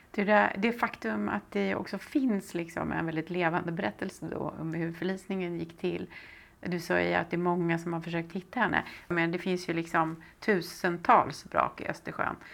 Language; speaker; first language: Swedish; native; Swedish